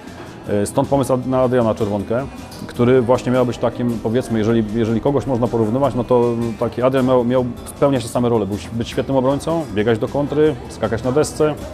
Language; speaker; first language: Polish; native; Polish